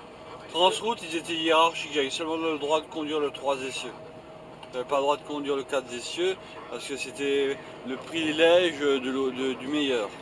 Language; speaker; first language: French; native; French